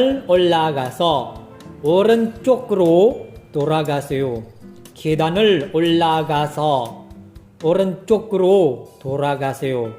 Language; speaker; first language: Korean; non-native, fluent; Indonesian